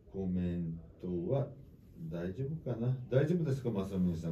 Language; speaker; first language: Japanese; native; Japanese